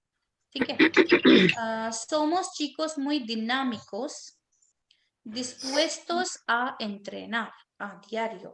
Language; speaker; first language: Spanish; non-native, fluent; Hindi